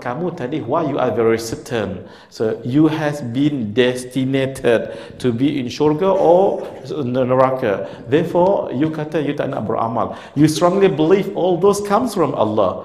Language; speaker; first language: English; non-native, local second language; Malay